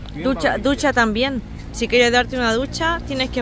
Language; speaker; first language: Spanish; native; Spanish